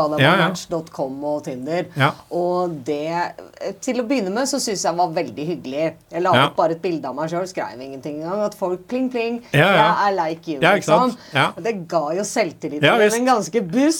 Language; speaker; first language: Norwegian; native; Norwegian